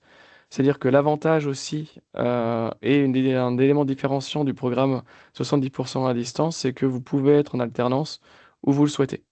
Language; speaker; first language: French; native; French